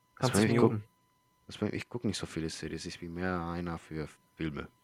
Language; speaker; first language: German; early bilingual, other home language; Spanish